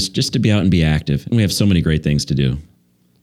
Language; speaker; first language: English; native; English